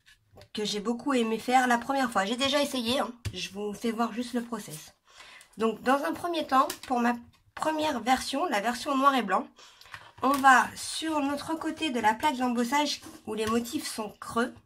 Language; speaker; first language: French; native; French